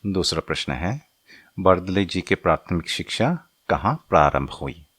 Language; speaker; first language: Hindi; non-native, local second language; Assamese